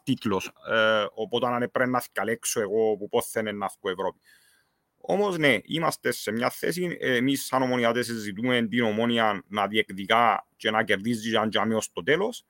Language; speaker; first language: Greek; native; Greek